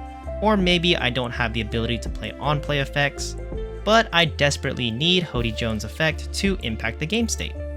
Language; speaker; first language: English; native; English